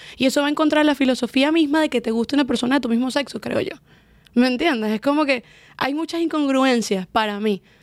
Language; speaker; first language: Spanish; native; Spanish